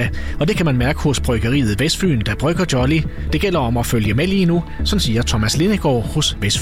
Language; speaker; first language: Danish; native; Danish